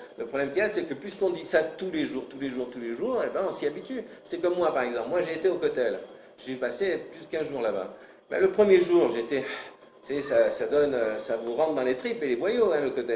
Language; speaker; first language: French; native; French